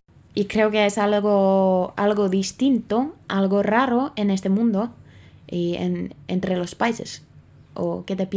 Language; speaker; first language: Spanish; non-native, fluent; Finnish